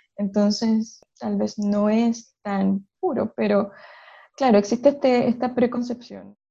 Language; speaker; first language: Spanish; native; Spanish